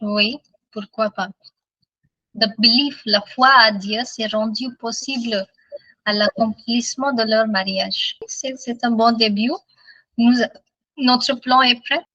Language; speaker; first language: French; non-native, fluent; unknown